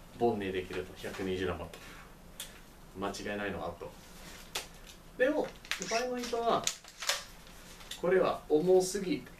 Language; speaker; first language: Japanese; non-native, learner; English